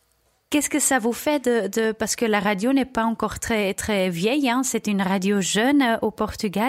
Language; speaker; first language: French; non-native, local second language; Dutch